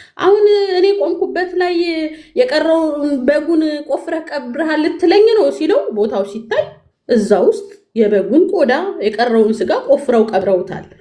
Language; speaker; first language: Amharic; native; Amharic